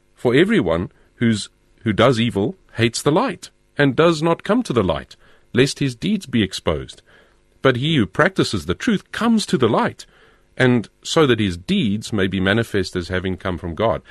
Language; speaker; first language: English; native; English